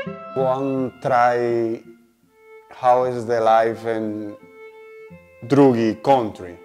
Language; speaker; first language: English; non-native, learner; Spanish